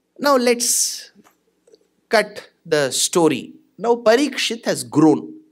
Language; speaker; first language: English; non-native, local second language; Tamil